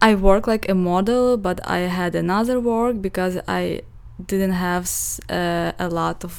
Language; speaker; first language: English; non-native, learner; Ukrainian